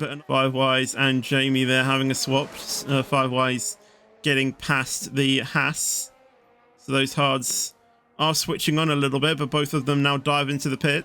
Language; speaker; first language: English; native; English